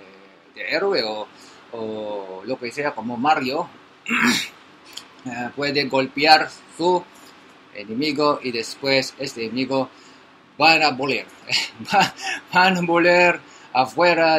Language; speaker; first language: Spanish; non-native, learner; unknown